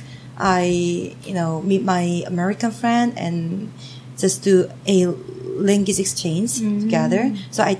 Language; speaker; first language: English; non-native, fluent; Korean